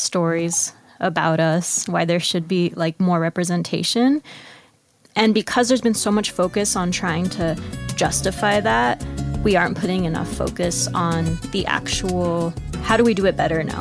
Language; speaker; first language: English; early bilingual, other home language; Spanish